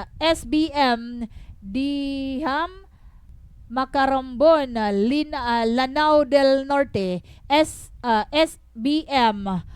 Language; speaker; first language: Filipino; non-native, local second language; Bikol